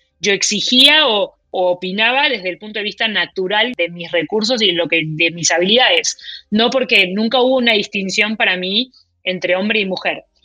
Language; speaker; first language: Spanish; native; Spanish